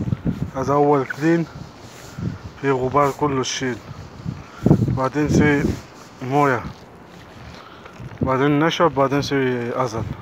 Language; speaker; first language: Arabic; non-native, learner; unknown